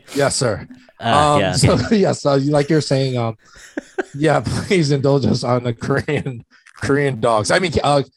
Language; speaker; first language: English; native; English